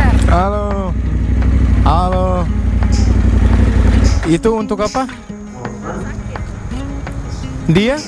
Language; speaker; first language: Indonesian; non-native, learner; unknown